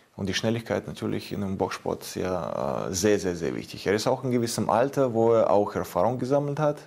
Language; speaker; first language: German; non-native, fluent; Ukrainian